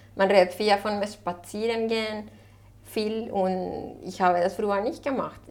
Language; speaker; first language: German; non-native, fluent; Spanish